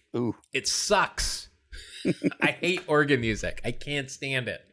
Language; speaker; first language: English; native; English